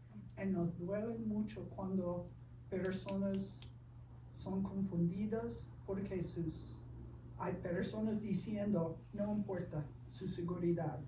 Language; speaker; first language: Spanish; early bilingual, heritage; Spanish